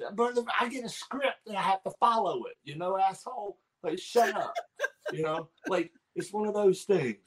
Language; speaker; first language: English; native; English